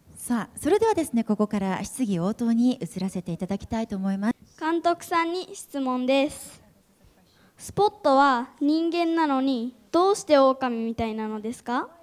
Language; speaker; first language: Japanese; native; Japanese